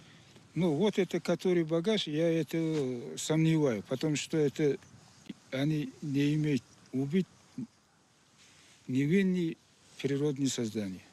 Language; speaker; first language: Russian; non-native, local second language; Kazakh